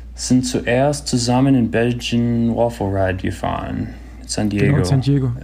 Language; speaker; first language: German; early bilingual, other home language; English